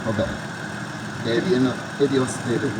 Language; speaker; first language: Spanish; non-native, learner; English